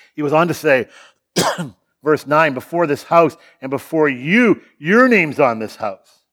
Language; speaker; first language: English; native; English